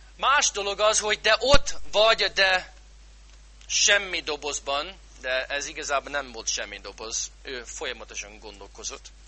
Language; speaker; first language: Hungarian; non-native, fluent; English